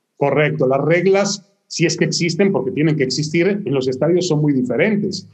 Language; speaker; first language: Spanish; early bilingual, other home language; Hebrew